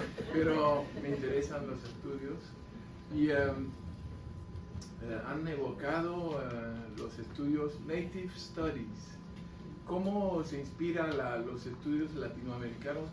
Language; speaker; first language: Spanish; non-native, fluent; French